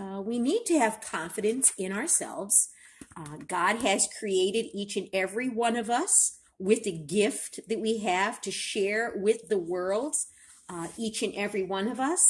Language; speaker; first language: English; native; English